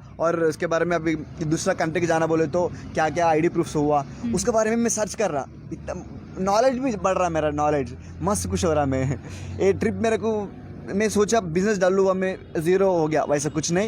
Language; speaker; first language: Hindi; non-native, local second language; Telugu